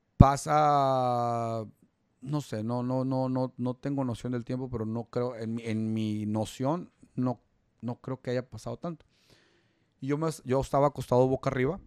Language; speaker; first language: Spanish; native; Spanish